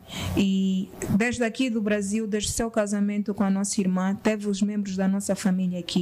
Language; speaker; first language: Portuguese; native; Portuguese